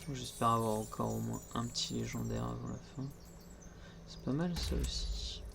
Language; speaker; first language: French; native; French